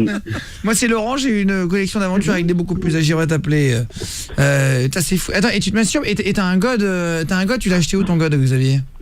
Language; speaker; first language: French; native; French